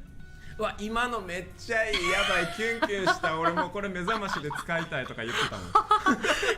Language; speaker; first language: Japanese; native; Japanese